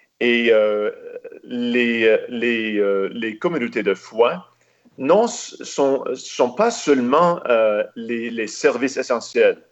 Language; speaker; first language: French; non-native, local second language; English